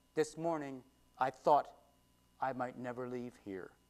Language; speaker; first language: English; native; English